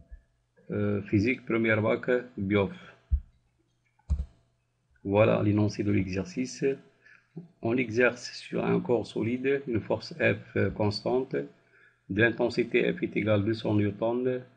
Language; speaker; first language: French; non-native, local second language; Arabic